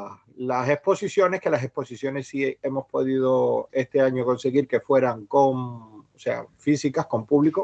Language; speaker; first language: Spanish; native; Spanish